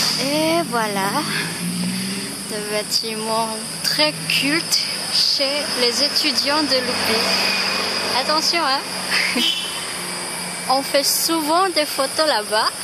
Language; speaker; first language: French; non-native, fluent; Indonesian